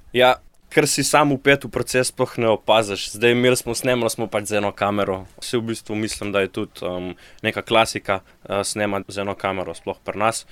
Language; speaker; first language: Slovenian; native; Slovenian